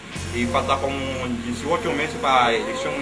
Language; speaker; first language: Spanish; non-native, learner; Haitian Creole